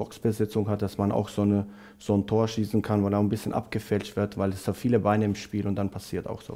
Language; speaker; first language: German; non-native, fluent; Albanian